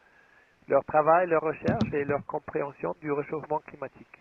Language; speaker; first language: French; non-native, fluent; German